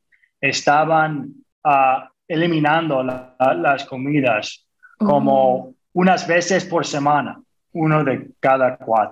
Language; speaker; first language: Spanish; non-native, fluent; English